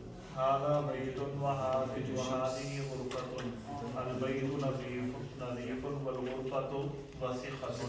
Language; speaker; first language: Arabic; non-native, fluent; Urdu